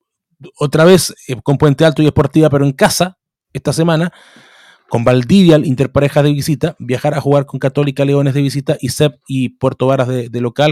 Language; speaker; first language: Spanish; native; Spanish